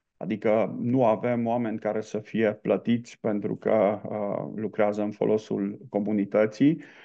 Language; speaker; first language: Romanian; non-native, local second language; Hungarian